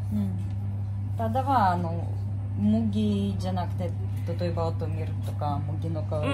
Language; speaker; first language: Japanese; non-native, learner; Ukrainian